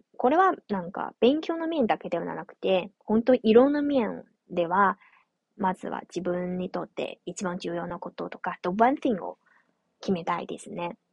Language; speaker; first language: Japanese; non-native, fluent; Chinese